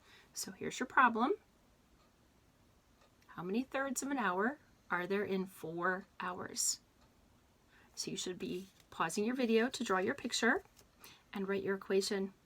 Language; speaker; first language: English; native; English